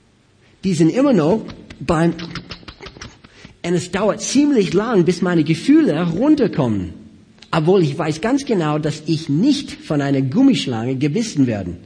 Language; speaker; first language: German; non-native, fluent; English